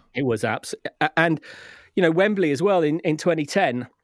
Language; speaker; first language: English; native; English